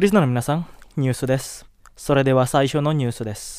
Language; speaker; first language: Japanese; non-native, fluent; Indonesian